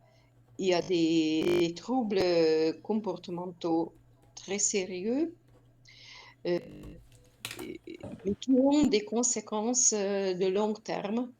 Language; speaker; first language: French; non-native, fluent; Hungarian